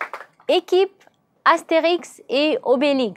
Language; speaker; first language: French; non-native, learner; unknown